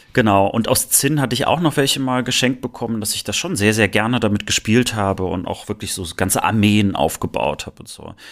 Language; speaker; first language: German; native; German